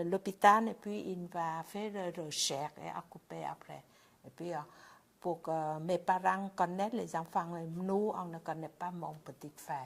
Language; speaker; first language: French; non-native, learner; Vietnamese